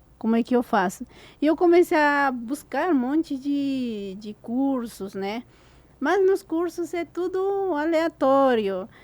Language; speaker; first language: Portuguese; non-native, fluent; Spanish